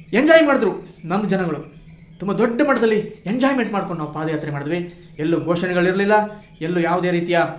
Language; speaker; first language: Kannada; non-native, local second language; Kodava